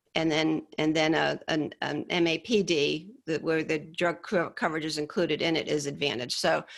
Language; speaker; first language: English; native; English